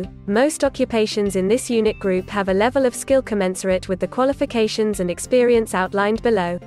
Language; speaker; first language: English; non-native, local second language; Hindi